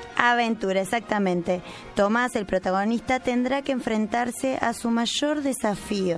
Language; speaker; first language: Spanish; native; Spanish